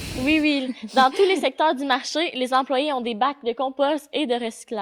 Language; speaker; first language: French; native; French